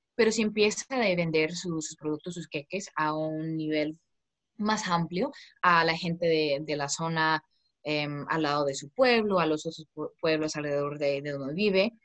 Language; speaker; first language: Spanish; non-native, fluent; English